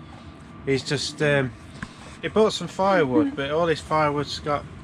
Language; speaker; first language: English; native; English